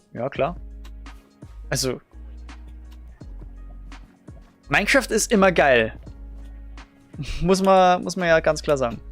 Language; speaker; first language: German; native; German